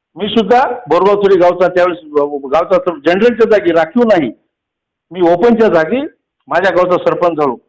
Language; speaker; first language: Marathi; native; Marathi